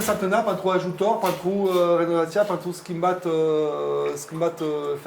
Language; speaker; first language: Romanian; non-native, learner; French